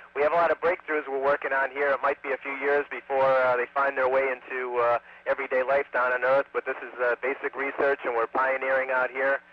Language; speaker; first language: English; native; English